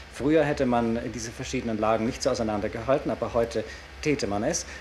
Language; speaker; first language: German; native; German